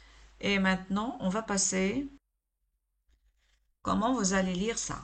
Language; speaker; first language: French; non-native, local second language; Arabic